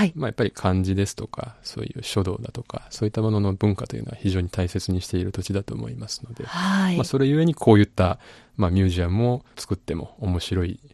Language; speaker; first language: Japanese; native; Japanese